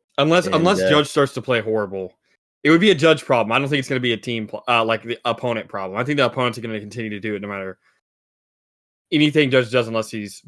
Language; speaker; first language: English; native; English